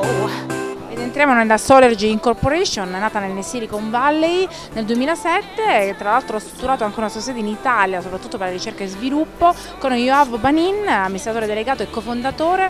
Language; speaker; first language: Italian; native; Italian